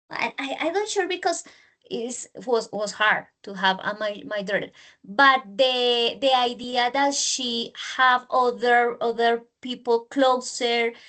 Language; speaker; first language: English; non-native, learner; Spanish